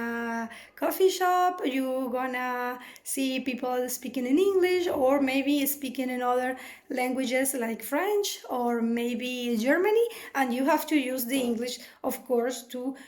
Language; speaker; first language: English; non-native, fluent; Spanish